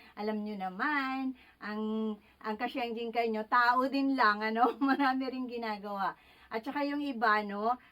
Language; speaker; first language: Filipino; native; Filipino